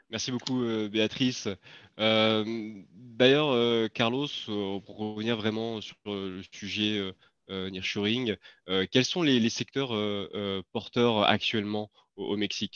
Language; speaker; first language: French; native; French